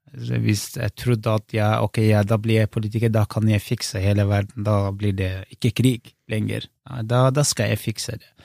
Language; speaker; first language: Norwegian; non-native, fluent; Kurdish